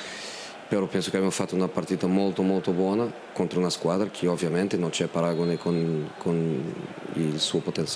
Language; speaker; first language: Italian; non-native, fluent; Portuguese